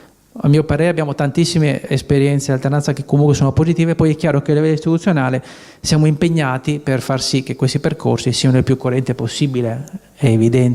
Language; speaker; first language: Italian; native; Italian